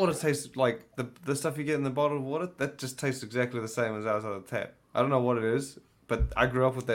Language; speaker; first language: English; native; English